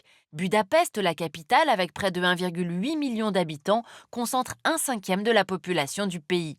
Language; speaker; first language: French; native; French